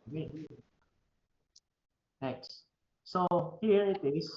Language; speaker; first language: English; non-native, fluent; Filipino